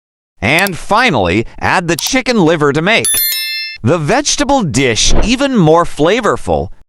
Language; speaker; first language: English; non-native, local second language; Filipino